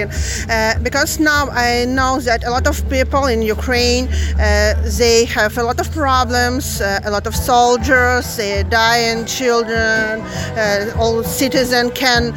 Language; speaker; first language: English; non-native, learner; Ukrainian